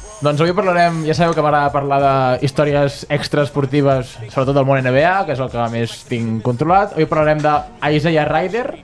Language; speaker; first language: Catalan; native; Catalan